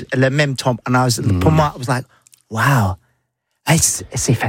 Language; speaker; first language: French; non-native, learner; English